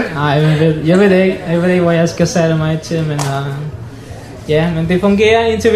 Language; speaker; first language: Danish; non-native, learner; Mon